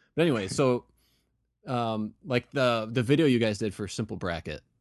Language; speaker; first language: English; native; English